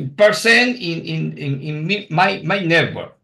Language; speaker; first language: English; non-native, learner; Spanish